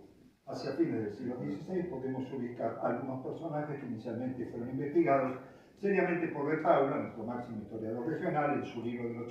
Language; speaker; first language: Spanish; native; Spanish